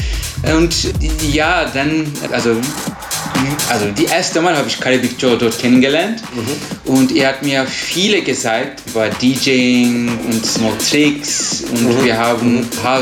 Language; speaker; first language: German; non-native, learner; Turkish